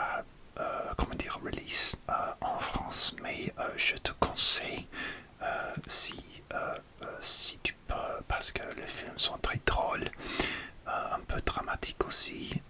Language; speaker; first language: French; non-native, learner; English